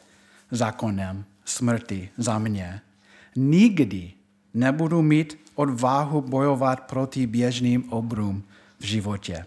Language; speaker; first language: Czech; non-native, fluent; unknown